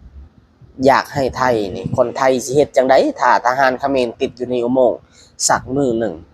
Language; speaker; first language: Thai; non-native, local second language; Lao